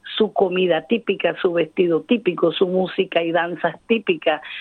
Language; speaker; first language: Spanish; native; Spanish